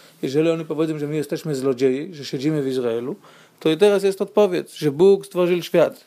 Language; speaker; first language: Polish; non-native, fluent; Hebrew